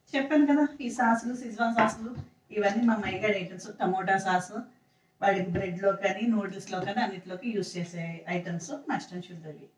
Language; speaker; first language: Telugu; native; Telugu